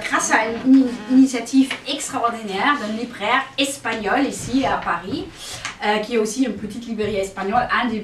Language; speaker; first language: French; non-native, fluent; German